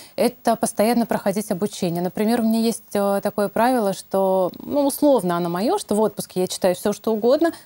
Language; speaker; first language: Russian; native; Russian